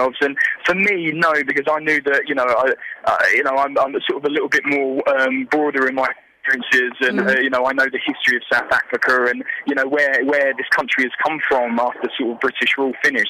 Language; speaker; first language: English; native; English